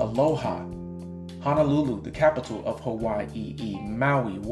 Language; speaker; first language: English; native; English